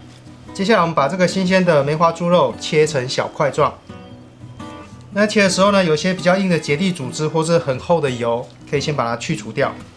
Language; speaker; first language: Chinese; native; Chinese